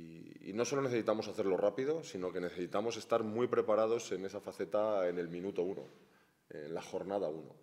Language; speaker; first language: Spanish; native; Spanish